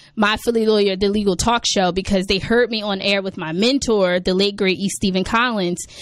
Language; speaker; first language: English; native; English